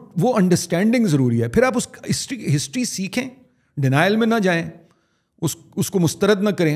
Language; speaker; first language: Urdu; native; Urdu